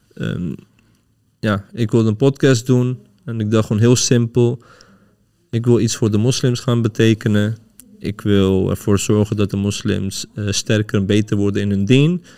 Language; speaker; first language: Dutch; early bilingual, other home language; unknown